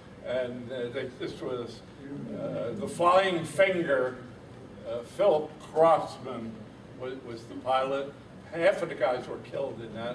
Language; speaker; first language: English; native; English